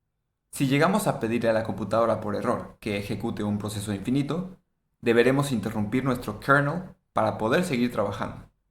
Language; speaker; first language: Spanish; native; Spanish